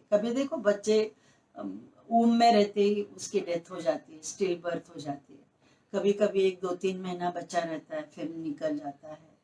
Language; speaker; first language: Hindi; non-native, local second language; Marathi